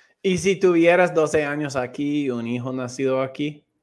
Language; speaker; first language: Spanish; non-native, fluent; English